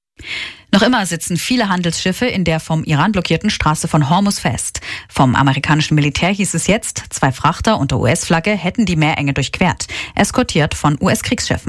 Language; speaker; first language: German; native; German